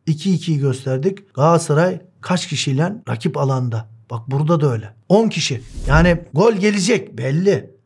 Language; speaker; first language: Turkish; native; Turkish